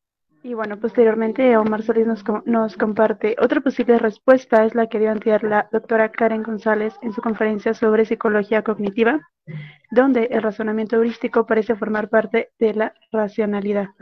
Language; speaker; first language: Spanish; native; Spanish